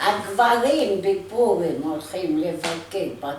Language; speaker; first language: Hebrew; non-native, learner; Arabic